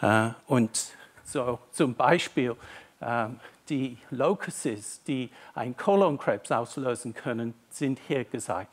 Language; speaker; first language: German; non-native, fluent; English